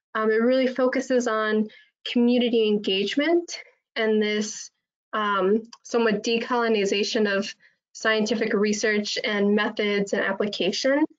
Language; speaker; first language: English; native; English